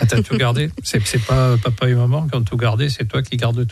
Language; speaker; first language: French; native; French